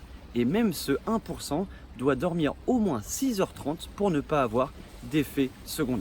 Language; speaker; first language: French; native; French